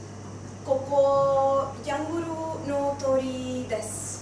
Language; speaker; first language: Japanese; non-native, learner; Spanish